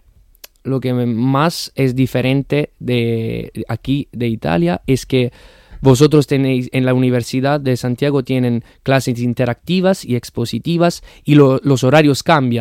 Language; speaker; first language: Spanish; non-native, fluent; Italian